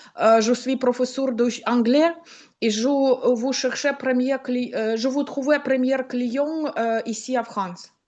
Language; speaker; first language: French; non-native, learner; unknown